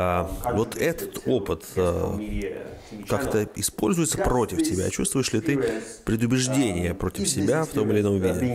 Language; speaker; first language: Russian; native; Russian